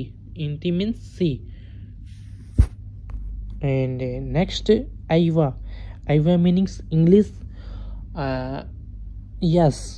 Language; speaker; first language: English; non-native, learner; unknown